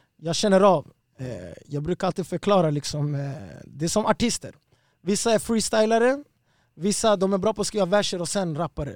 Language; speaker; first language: Swedish; early bilingual, other home language; Spanish